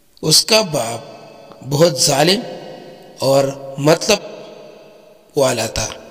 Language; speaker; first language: Urdu; native; Urdu